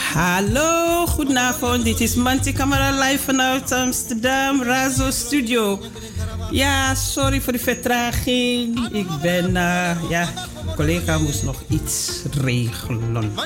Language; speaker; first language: Dutch; non-native, fluent; Mandingo